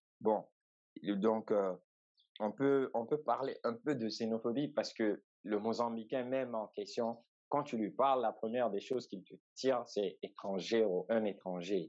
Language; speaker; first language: French; non-native, local second language; Bambara